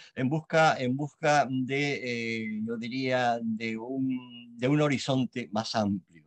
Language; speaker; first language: Spanish; native; Spanish